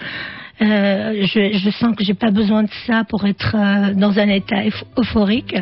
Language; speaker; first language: French; non-native, fluent; Arabic